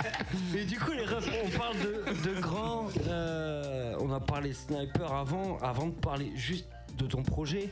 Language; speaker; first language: French; native; French